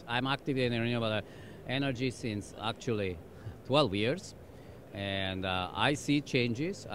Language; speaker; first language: English; non-native, fluent; German